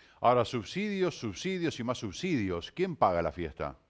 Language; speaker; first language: Spanish; native; Spanish